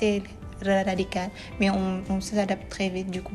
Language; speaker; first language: French; non-native, local second language; Wolof